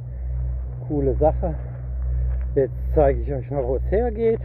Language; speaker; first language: German; native; German